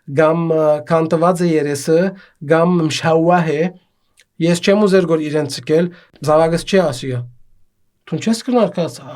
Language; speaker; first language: Armenian; native; Armenian